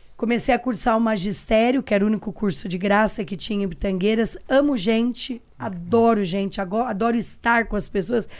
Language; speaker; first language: Portuguese; native; Portuguese